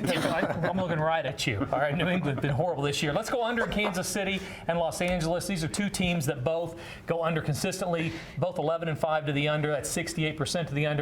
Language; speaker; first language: English; native; English